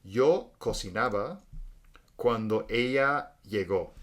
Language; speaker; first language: Spanish; non-native, fluent; English